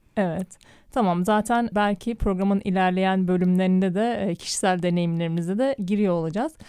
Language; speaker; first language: Turkish; native; Turkish